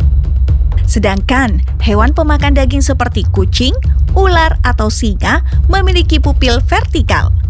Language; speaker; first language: Indonesian; native; Indonesian